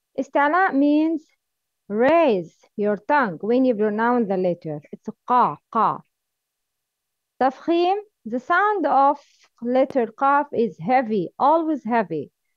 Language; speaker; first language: English; non-native, learner; Arabic